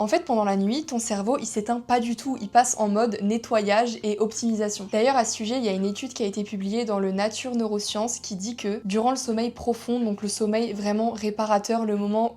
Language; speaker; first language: French; native; French